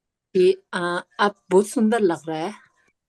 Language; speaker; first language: Hindi; non-native, local second language; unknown